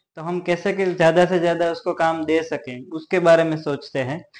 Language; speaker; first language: Hindi; non-native, local second language; Gujarati